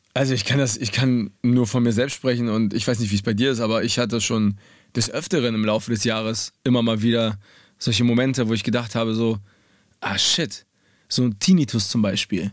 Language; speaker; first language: German; early bilingual, other home language; Polish